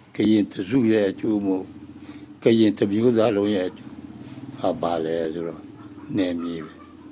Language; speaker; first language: Burmese; non-native, local second language; S'gaw Karen